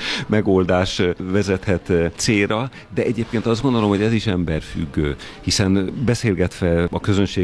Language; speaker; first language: Hungarian; native; Hungarian